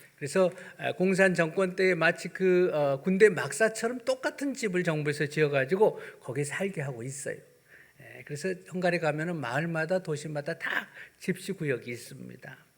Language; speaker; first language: Korean; native; Korean